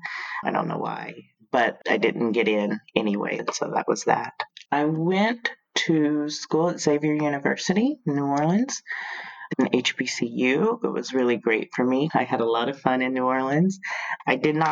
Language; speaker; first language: English; native; English